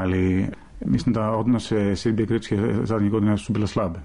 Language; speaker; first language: Serbian; non-native, fluent; Greek